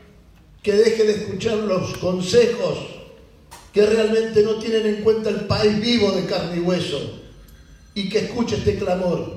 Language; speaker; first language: Spanish; native; Spanish